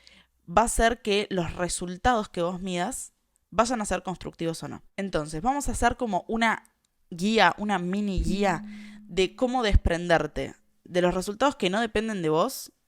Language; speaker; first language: Spanish; native; Spanish